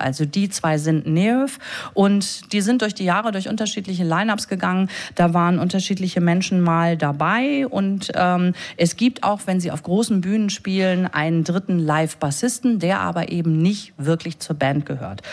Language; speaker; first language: German; native; German